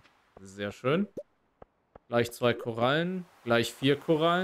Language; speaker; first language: German; native; German